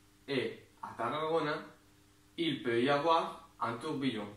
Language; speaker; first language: French; non-native, learner; Spanish